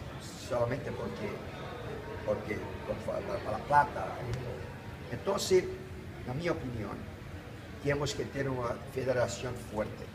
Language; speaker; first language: Spanish; non-native, fluent; Portuguese